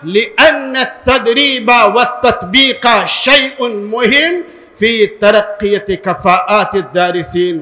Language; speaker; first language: Arabic; non-native, fluent; Urdu